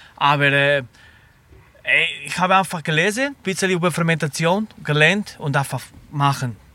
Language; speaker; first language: German; non-native, learner; Spanish